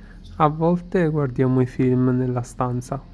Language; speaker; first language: Italian; non-native, learner; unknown